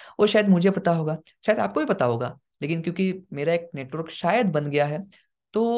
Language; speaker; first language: Hindi; non-native, local second language; Assamese